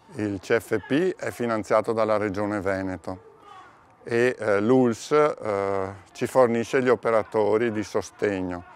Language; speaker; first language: Italian; native; Italian